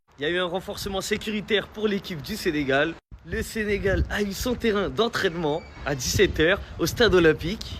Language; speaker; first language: French; early bilingual, other home language; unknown